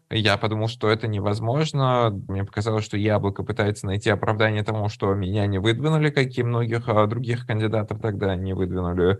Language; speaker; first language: Russian; early bilingual, other home language; Armenian